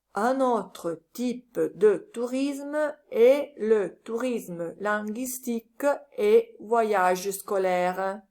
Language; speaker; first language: French; non-native, learner; Italian